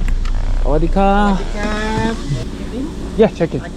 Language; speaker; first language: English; non-native, learner; Chinese